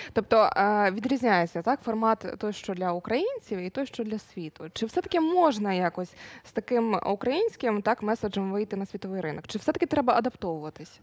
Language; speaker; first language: Ukrainian; native; Ukrainian